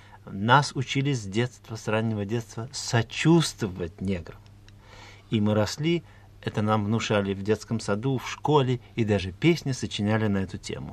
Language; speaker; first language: Russian; native; Russian